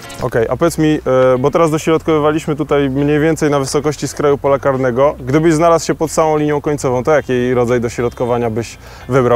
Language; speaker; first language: Polish; native; Polish